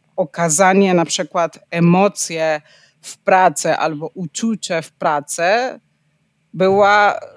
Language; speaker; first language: Polish; non-native, fluent; Spanish